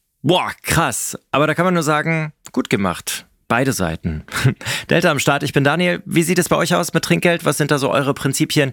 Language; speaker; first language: German; native; German